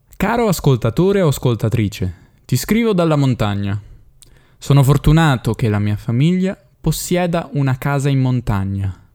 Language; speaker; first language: Italian; native; Italian